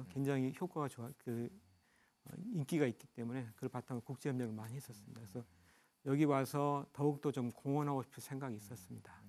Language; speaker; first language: Korean; native; Korean